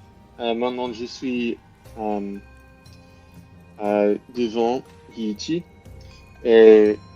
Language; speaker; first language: French; non-native, learner; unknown